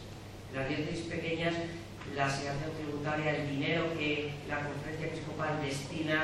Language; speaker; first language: Spanish; native; Spanish